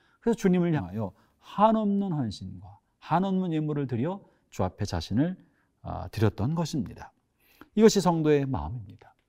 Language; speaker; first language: Korean; native; Korean